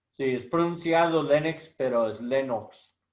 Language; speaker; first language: Spanish; non-native, learner; English